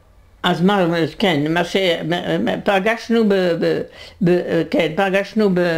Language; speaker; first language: Hebrew; non-native, fluent; French